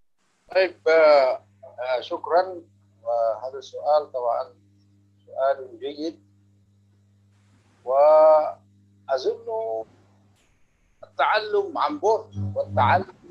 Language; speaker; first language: Arabic; non-native, local second language; Indonesian